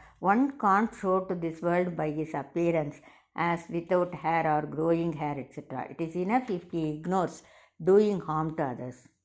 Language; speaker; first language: English; non-native, local second language; Tamil